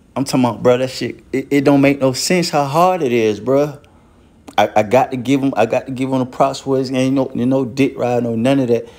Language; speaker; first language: English; native; English